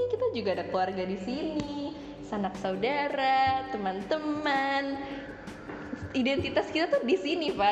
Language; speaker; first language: Indonesian; native; Indonesian